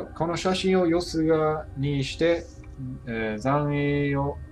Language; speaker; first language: Japanese; non-native, learner; English